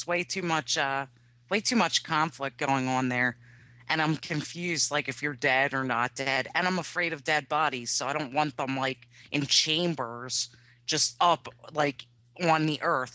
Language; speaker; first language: English; native; English